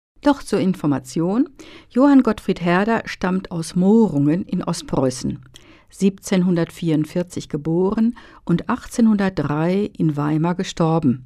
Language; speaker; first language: German; native; German